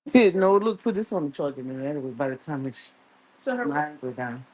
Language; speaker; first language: English; native; English